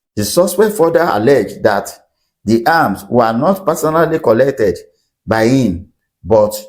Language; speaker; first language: English; non-native, local second language; Yoruba